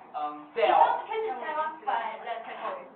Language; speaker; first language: English; non-native, learner; Chinese